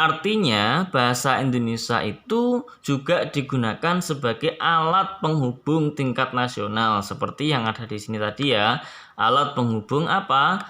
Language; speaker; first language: Indonesian; non-native, local second language; Javanese